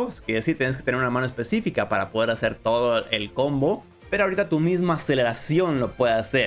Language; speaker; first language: Spanish; native; Spanish